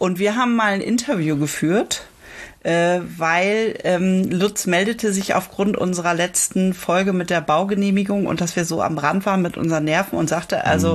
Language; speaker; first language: German; native; German